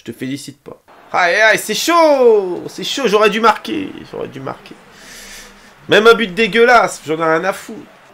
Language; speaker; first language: French; native; French